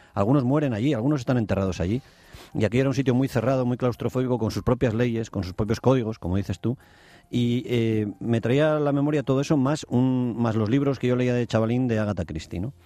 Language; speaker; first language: Spanish; native; Spanish